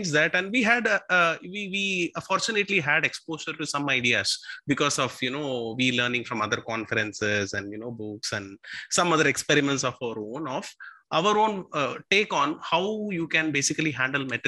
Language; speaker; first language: English; non-native, local second language; Tamil